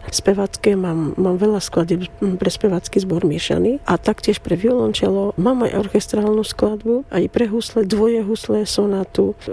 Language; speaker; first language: Slovak; non-native, fluent; Armenian